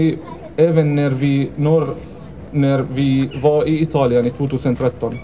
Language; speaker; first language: Swedish; non-native, fluent; Arabic